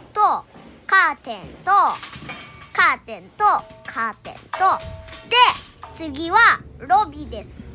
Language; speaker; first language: Japanese; non-native, learner; Indonesian